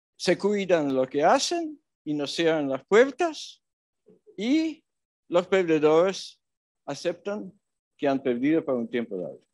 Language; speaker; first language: Spanish; non-native, fluent; Polish